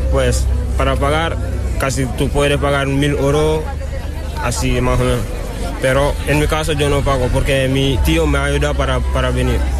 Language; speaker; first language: Spanish; non-native, learner; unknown